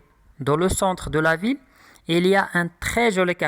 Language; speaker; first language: French; non-native, local second language; Arabic